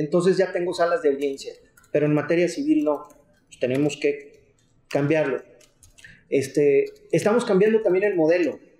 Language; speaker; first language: Spanish; native; Spanish